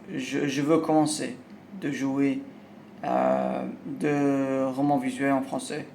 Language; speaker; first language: French; non-native, learner; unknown